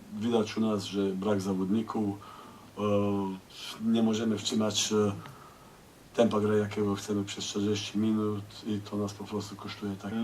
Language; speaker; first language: Polish; non-native, fluent; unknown